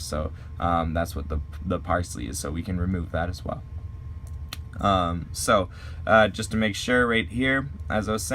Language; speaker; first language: English; native; English